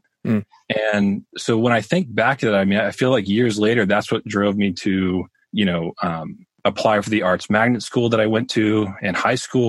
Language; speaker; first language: English; native; English